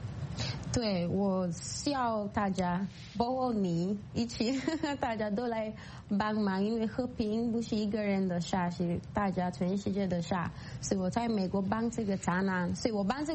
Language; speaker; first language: Chinese; non-native, fluent; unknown